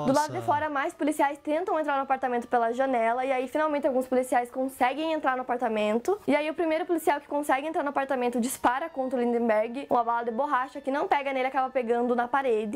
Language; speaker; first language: Portuguese; native; Portuguese